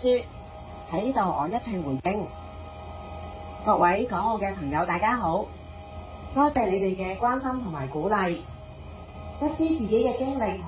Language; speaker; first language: Chinese; native; Chinese